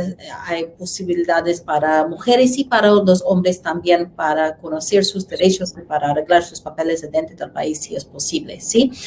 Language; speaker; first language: Spanish; non-native, learner; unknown